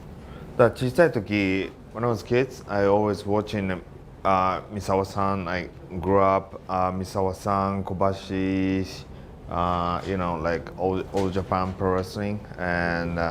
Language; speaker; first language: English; non-native, learner; Japanese